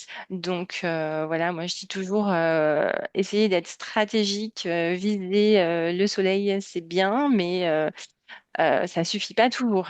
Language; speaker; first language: French; native; French